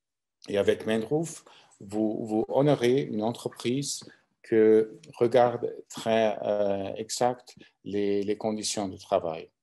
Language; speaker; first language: French; non-native, local second language; German